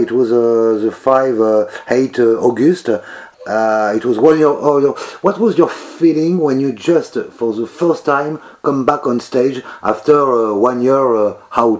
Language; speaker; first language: English; non-native, learner; French